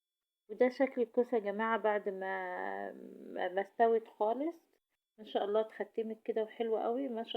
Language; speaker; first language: Arabic; native; Arabic